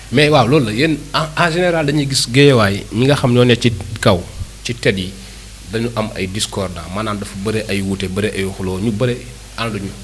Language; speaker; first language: Wolof; native; Wolof